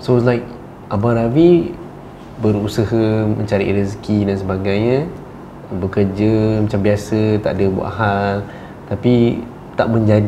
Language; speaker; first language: Malay; native; Malay